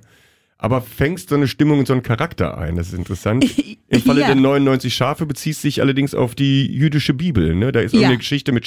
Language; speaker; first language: German; native; German